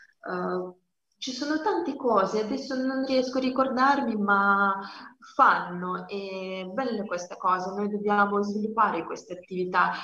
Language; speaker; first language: Italian; non-native, learner; Russian